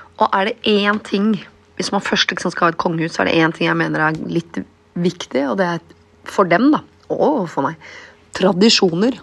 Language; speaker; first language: Norwegian; native; Norwegian